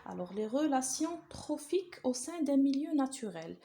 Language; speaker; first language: French; non-native, local second language; Arabic